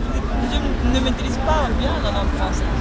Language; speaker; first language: French; non-native, learner; Arabic